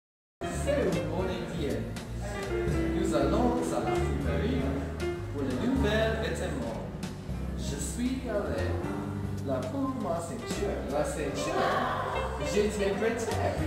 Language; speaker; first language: French; non-native, learner; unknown